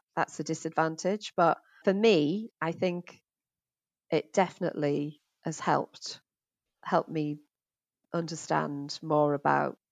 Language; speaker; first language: English; native; English